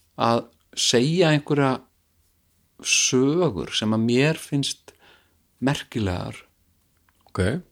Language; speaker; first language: Icelandic; native; Icelandic